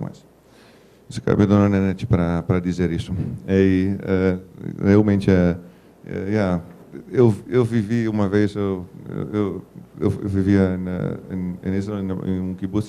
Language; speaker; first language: Portuguese; non-native, fluent; Dutch